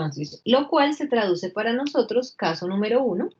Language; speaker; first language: Spanish; native; Spanish